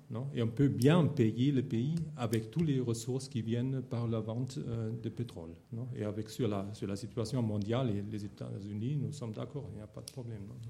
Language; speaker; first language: French; non-native, fluent; German